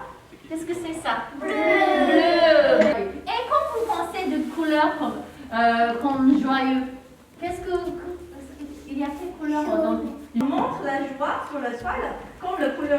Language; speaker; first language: French; non-native, fluent; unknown